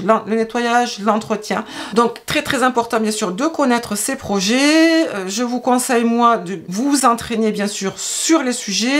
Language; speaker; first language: French; native; French